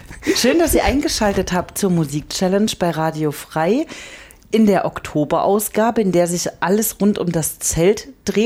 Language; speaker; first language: German; native; German